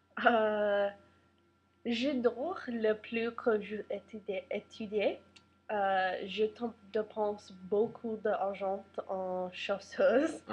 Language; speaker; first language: French; non-native, learner; English